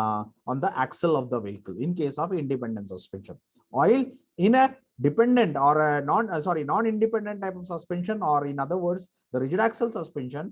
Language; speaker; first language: English; non-native, local second language; Marathi